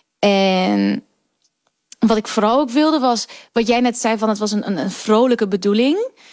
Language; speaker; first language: Dutch; early bilingual, other home language; Kurdish